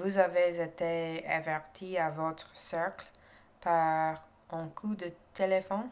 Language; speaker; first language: French; non-native, learner; English